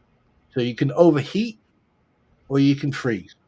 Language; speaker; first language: English; native; English